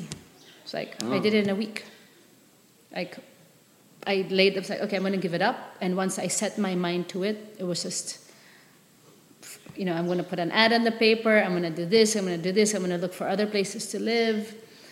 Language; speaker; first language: English; non-native, local second language; Filipino